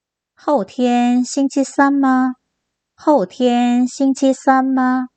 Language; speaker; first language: Chinese; non-native, fluent; Korean